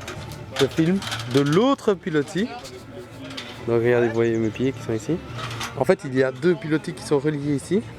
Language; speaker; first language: French; native; French